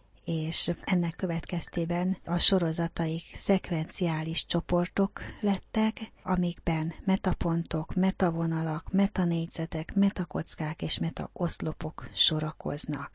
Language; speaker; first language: Hungarian; native; Hungarian